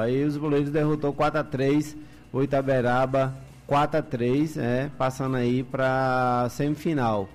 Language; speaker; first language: Portuguese; native; Portuguese